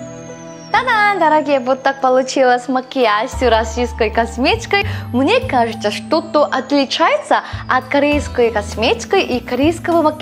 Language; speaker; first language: Russian; non-native, learner; Korean